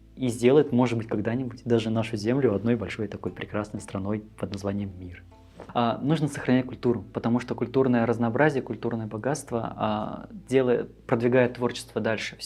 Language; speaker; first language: Russian; native; Russian